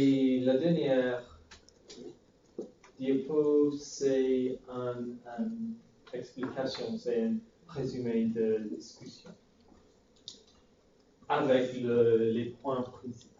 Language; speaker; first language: French; non-native, fluent; English